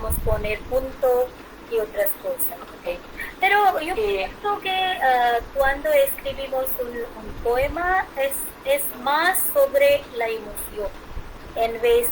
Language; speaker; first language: Spanish; non-native, fluent; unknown